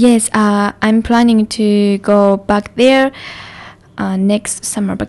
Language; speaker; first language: English; non-native, learner; Japanese